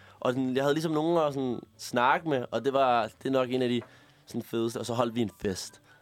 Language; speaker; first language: Danish; native; Danish